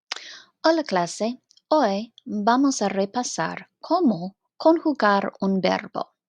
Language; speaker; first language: Spanish; non-native, fluent; English